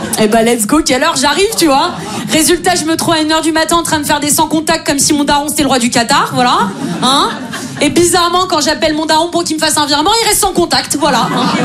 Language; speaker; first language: French; native; French